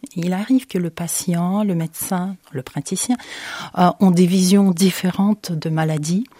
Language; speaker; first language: French; non-native, fluent; Ukrainian